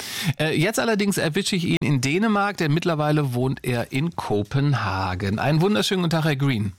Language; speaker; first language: German; native; German